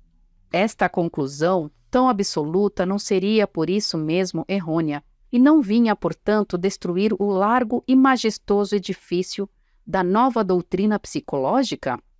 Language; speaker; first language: Portuguese; native; Portuguese